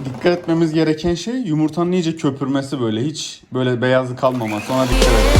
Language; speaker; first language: Turkish; native; Turkish